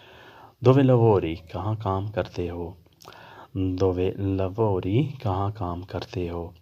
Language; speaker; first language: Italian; non-native, fluent; Urdu